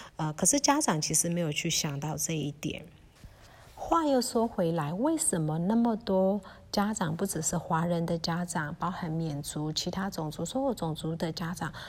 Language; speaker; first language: Chinese; early bilingual, heritage; Chinese